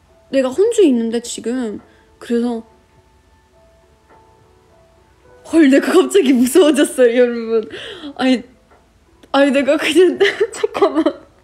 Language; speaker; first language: Korean; non-native, fluent; Russian